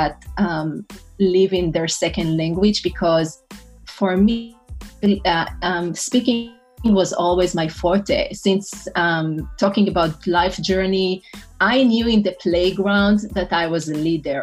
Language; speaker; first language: English; non-native, fluent; Hebrew